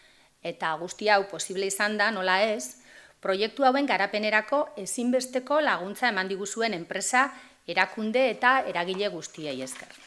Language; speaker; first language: Basque; native; Basque